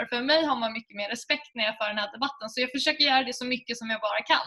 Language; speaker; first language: Swedish; native; Swedish